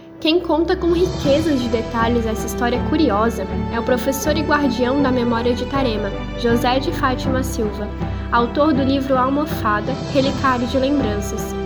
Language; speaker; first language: Portuguese; native; Portuguese